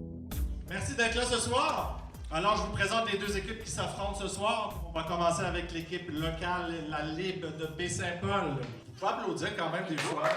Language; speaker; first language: French; native; French